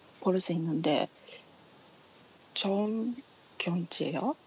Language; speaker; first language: Korean; non-native, learner; Japanese